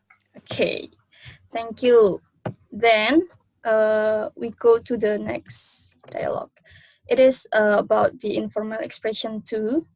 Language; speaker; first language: English; non-native, learner; Indonesian